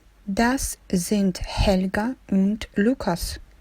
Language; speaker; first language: German; non-native, fluent; Russian